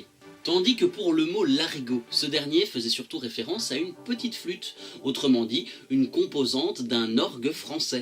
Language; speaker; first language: French; native; French